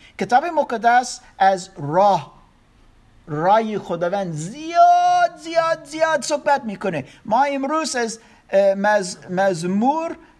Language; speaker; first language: Persian; non-native, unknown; German